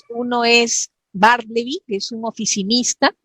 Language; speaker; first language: Spanish; native; Spanish